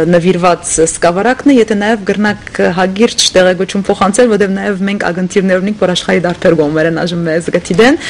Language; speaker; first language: Armenian; native; Armenian